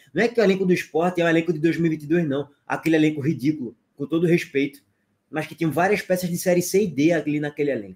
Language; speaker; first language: Portuguese; native; Portuguese